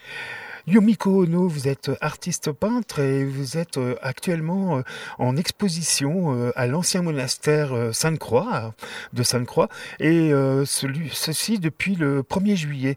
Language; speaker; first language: French; native; French